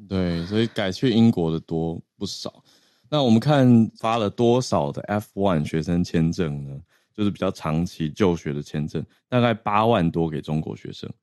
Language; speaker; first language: Chinese; native; Chinese